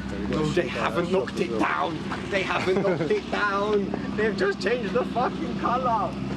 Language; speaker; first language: English; early bilingual, other home language; Polish